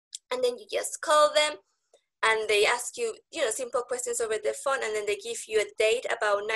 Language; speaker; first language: English; non-native, fluent; Spanish